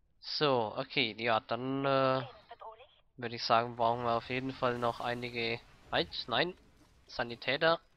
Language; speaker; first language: German; native; German